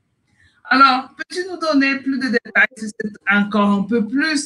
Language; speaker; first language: French; non-native, fluent; Portuguese